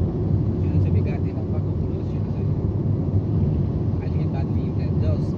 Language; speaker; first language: Arabic; non-native, learner; Filipino